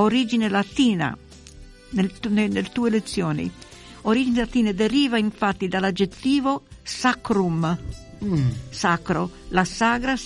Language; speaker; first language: Italian; native; Italian